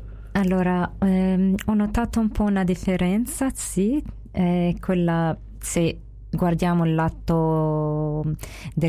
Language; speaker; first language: Italian; non-native, fluent; Arabic